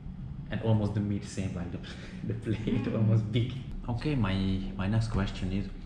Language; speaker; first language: English; non-native, learner; Hungarian